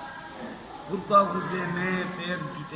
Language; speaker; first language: French; non-native, local second language; Comorian